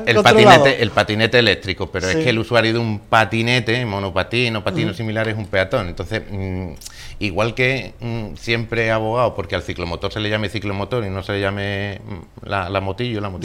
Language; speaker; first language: Spanish; native; Spanish